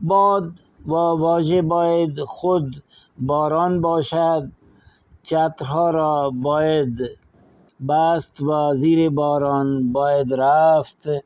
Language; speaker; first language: Persian; non-native, fluent; Urdu